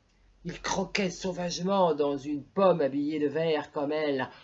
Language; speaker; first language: French; native; French